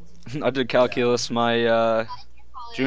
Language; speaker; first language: English; native; English